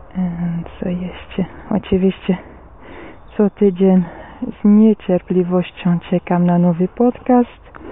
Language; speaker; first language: Polish; non-native, fluent; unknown